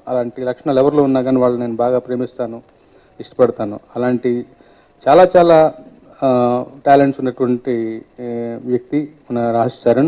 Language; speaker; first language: Telugu; native; Telugu